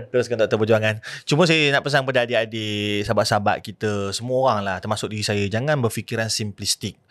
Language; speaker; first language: Malay; native; Malay